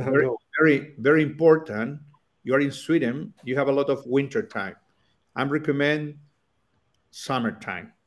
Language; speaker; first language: English; non-native, learner; Spanish